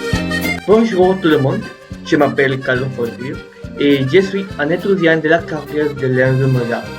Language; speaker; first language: French; non-native, learner; Spanish